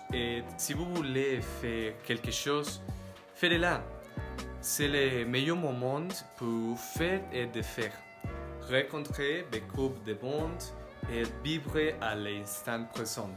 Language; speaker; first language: French; non-native, learner; Spanish